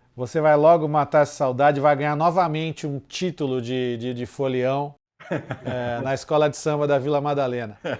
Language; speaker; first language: Portuguese; native; Portuguese